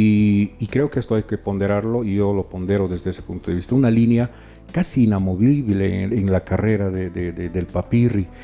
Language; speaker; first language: Spanish; native; Spanish